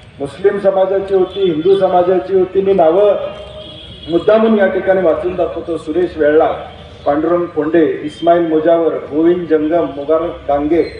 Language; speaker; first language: Marathi; native; Marathi